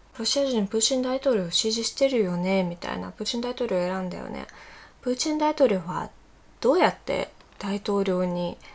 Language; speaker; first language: Japanese; non-native, fluent; Russian